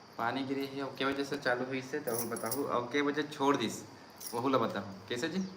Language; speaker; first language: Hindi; non-native, local second language; Chhattisgarhi